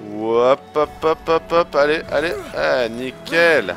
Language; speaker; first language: French; native; French